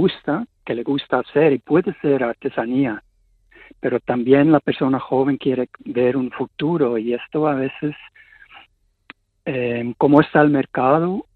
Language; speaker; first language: Spanish; non-native, fluent; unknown